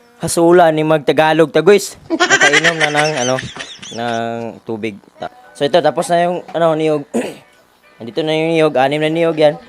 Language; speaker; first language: Filipino; non-native, local second language; Cebuano